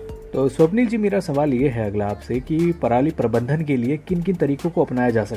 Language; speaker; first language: Hindi; native; Hindi